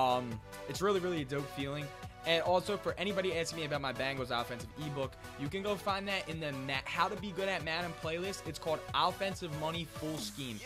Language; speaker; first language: English; native; English